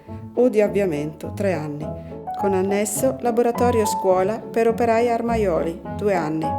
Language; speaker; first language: Italian; native; Italian